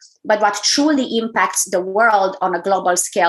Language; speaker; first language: English; non-native, fluent; Romanian